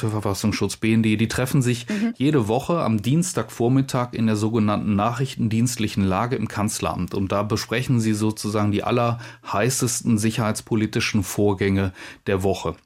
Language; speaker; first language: German; native; German